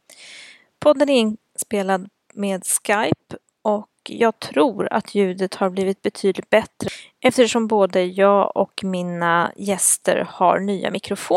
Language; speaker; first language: Swedish; native; Swedish